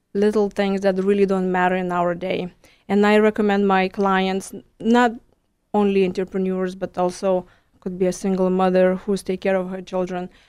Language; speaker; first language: English; non-native, fluent; Lithuanian